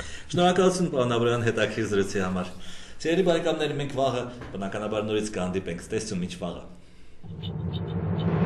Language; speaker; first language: Armenian; native; Armenian